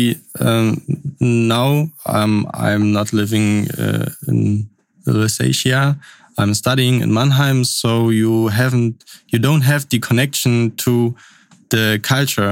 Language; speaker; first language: English; non-native, fluent; Upper Sorbian